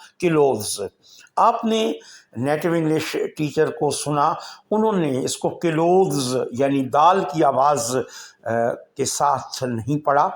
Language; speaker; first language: Urdu; native; Urdu